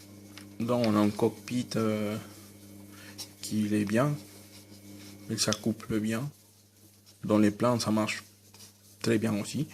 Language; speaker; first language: French; non-native, fluent; Spanish